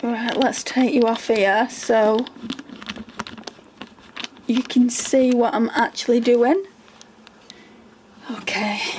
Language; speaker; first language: English; native; English